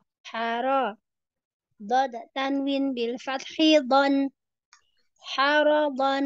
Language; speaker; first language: Arabic; non-native, learner; Indonesian